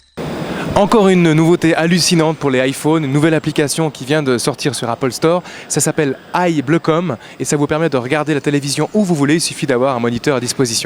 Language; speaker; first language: French; native; French